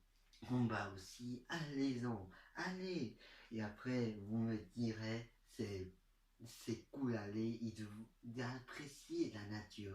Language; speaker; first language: French; non-native, learner; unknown